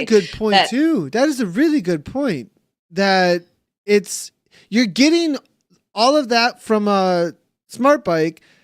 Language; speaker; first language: English; native; English